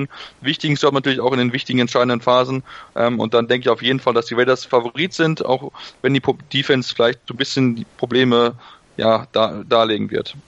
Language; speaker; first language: German; native; German